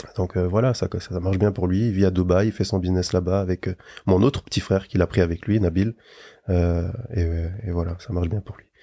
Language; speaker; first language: French; native; French